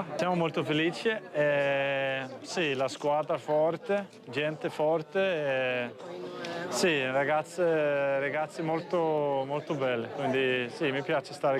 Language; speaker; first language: Italian; non-native, learner; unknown